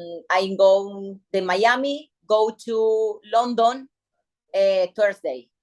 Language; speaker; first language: English; non-native, learner; Spanish